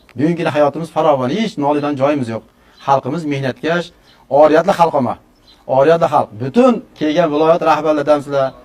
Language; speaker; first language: Uzbek; non-native, local second language; Uyghur